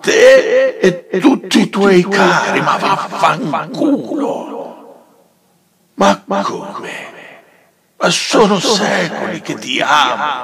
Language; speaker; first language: Italian; native; Italian